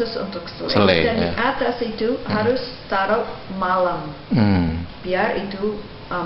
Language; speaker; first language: Indonesian; non-native, fluent; English